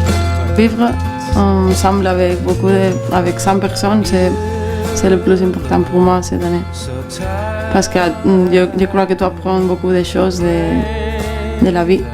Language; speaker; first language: French; non-native, fluent; Spanish